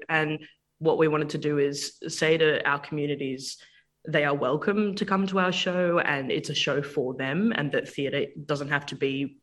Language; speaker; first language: English; native; English